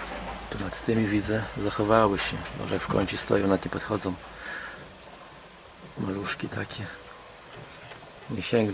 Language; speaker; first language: Polish; native; Polish